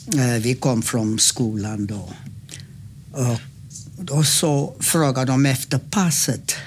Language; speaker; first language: Swedish; non-native, fluent; English